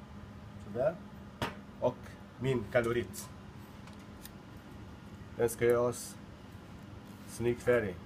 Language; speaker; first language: Swedish; non-native, learner; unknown